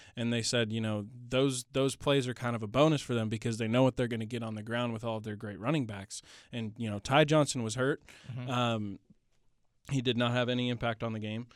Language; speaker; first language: English; native; English